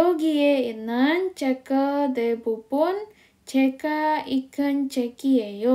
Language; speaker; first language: Korean; non-native, learner; Indonesian